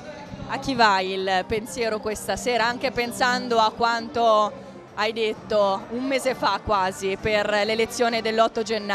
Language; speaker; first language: Italian; native; Italian